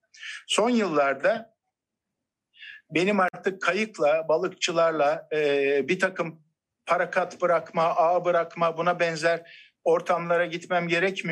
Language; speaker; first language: Turkish; native; Turkish